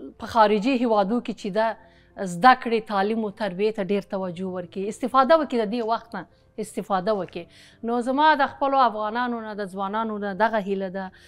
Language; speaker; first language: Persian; non-native, local second language; Pashto